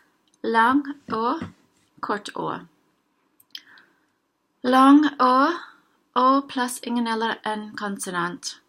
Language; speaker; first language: Norwegian; non-native, learner; English